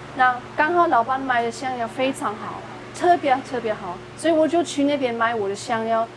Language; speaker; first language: Chinese; non-native, fluent; German